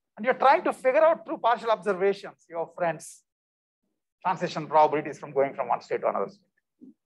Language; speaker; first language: English; non-native, local second language; Telugu